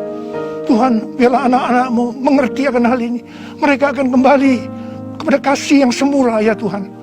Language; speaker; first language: Indonesian; native; Indonesian